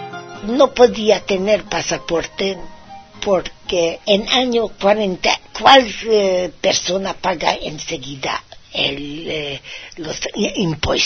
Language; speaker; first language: Spanish; non-native, fluent; Hungarian